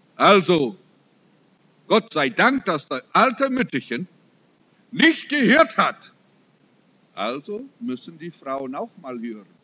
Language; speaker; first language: German; early bilingual, heritage; German